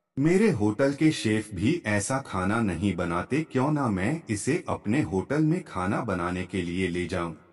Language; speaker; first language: Hindi; native; Hindi